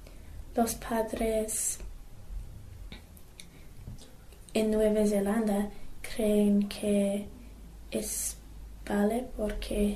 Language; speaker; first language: Spanish; non-native, learner; English